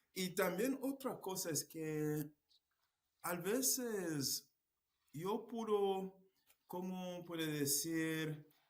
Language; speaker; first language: Spanish; non-native, learner; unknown